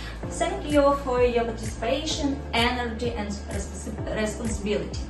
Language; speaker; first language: English; non-native, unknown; Ukrainian